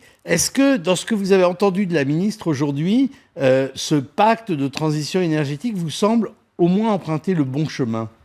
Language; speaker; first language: French; native; French